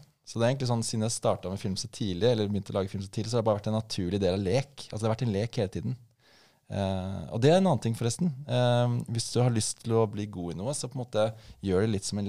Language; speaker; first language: Norwegian; native; Norwegian